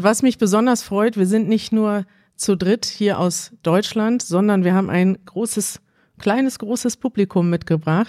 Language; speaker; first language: German; native; German